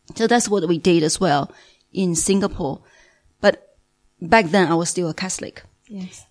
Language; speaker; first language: English; non-native, fluent; Chinese